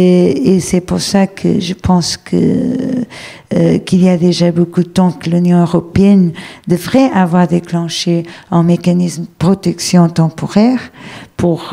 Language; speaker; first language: French; non-native, fluent; Portuguese